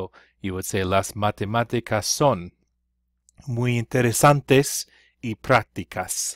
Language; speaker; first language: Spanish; non-native, fluent; English